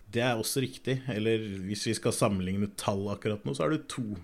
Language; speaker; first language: Norwegian; native; Norwegian